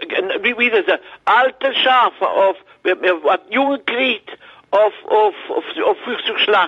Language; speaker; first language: German; non-native, learner; French